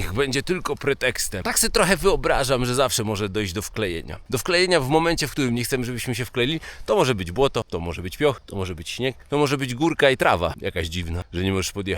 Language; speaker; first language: Polish; native; Polish